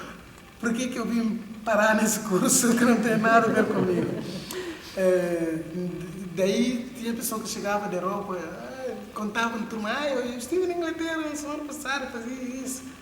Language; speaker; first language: Portuguese; non-native, local second language; Upper Guinea Crioulo